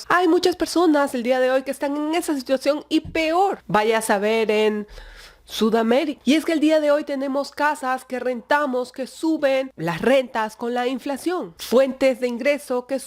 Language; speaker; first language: Spanish; native; Spanish